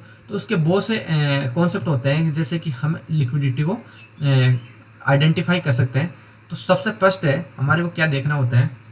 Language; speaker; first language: Hindi; native; Hindi